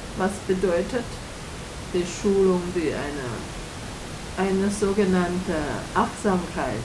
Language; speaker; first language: German; non-native, learner; Chinese